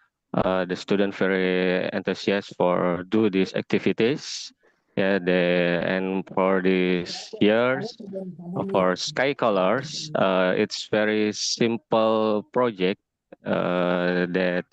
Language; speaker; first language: English; non-native, learner; Indonesian